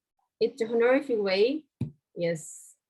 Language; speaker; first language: English; non-native, learner; Korean